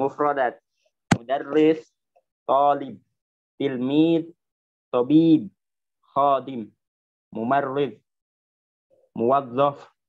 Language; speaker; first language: Arabic; non-native, learner; Indonesian